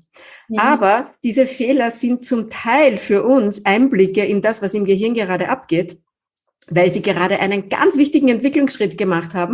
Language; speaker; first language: German; native; German